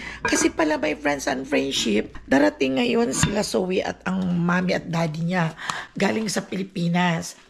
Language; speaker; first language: Filipino; non-native, local second language; Aklanon